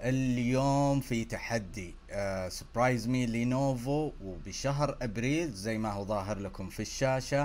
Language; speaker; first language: Arabic; native; Arabic